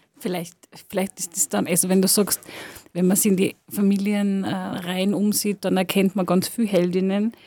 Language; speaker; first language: German; native; German